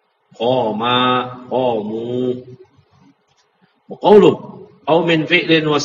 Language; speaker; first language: Arabic; non-native, fluent; Indonesian